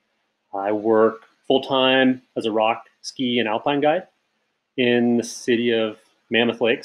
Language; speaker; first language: English; native; English